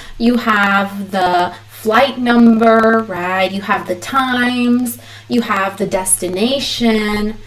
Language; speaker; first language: English; early bilingual, other home language; Spanish